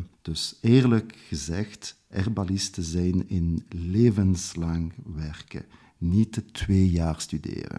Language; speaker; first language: Dutch; non-native, local second language; French